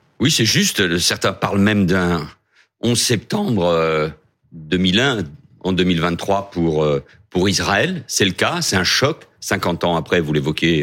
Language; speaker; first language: French; early bilingual, other home language; Catalan